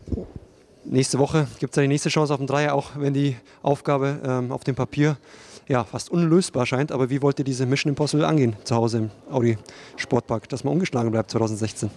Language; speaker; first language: German; native; German